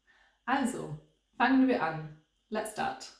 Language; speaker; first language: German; non-native, fluent; English